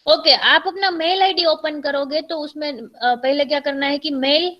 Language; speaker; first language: Hindi; non-native, local second language; Gujarati